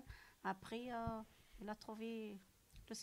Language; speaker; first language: French; non-native, local second language; Arabic